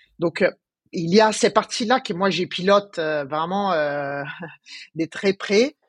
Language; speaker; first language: French; non-native, fluent; Italian